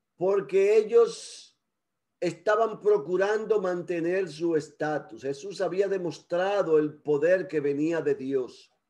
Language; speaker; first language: Spanish; early bilingual, heritage; Spanish